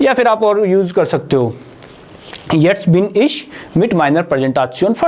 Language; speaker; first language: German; non-native, fluent; Hindi